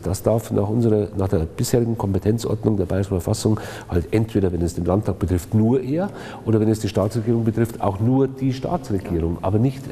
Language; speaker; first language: German; native; German